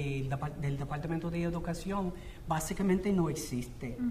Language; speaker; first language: Spanish; non-native, fluent; English